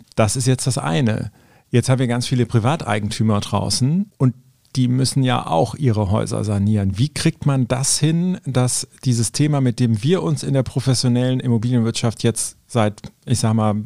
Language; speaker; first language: German; native; German